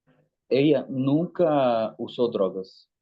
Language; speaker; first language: Spanish; non-native, fluent; Portuguese